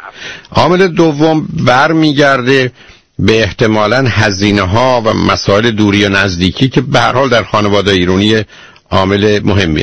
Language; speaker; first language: Persian; native; Persian